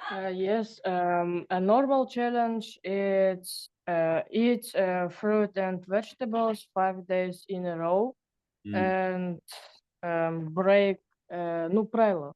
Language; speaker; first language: English; non-native, learner; Russian